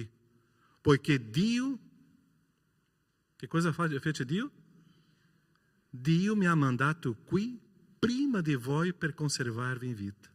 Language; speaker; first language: Italian; non-native, fluent; Portuguese